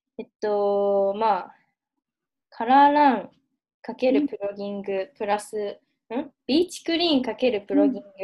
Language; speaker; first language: Japanese; early bilingual, heritage; Japanese